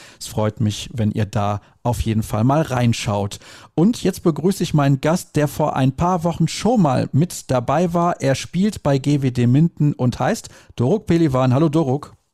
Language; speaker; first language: German; early bilingual, other home language; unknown